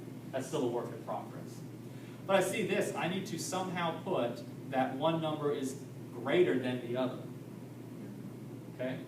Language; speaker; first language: English; native; English